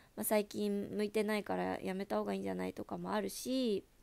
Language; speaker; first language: Japanese; native; Japanese